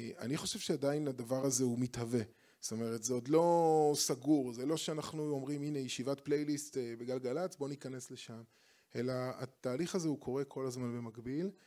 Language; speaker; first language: Hebrew; native; Hebrew